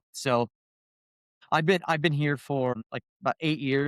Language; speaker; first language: English; native; English